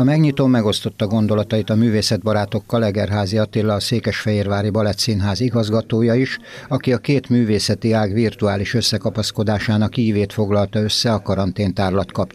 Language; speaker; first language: Hungarian; native; Hungarian